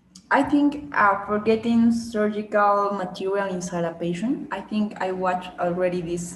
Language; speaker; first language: English; non-native, learner; Spanish